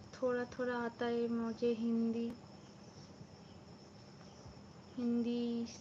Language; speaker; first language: Hindi; non-native, local second language; Bangla